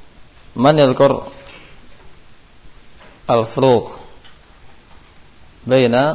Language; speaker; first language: Arabic; non-native, fluent; Indonesian